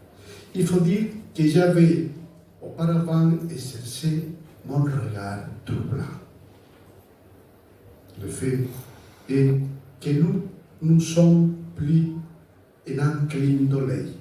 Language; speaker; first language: French; non-native, fluent; Spanish